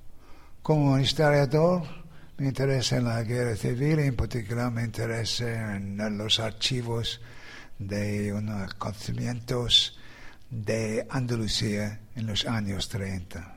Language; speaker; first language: Spanish; non-native, learner; English